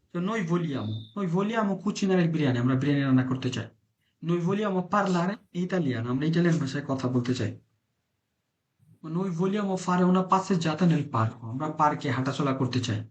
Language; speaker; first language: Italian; non-native, fluent; Bangla